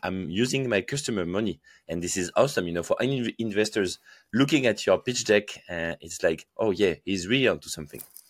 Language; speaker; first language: English; non-native, fluent; French